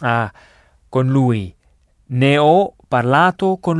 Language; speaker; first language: Italian; non-native, learner; French